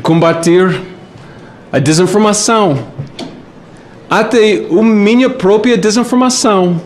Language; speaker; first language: Portuguese; non-native, fluent; English